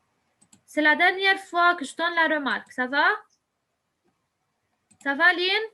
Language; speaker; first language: French; non-native, local second language; Arabic